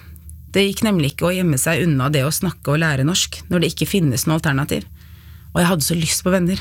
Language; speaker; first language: Norwegian; early bilingual, other home language; Arabic